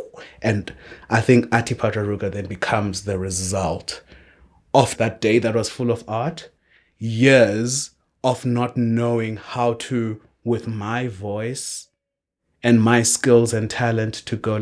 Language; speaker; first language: English; non-native, local second language; Xhosa